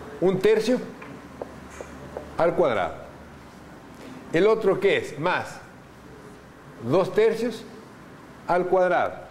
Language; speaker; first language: Spanish; native; Spanish